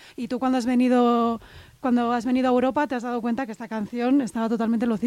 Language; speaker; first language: Spanish; native; Spanish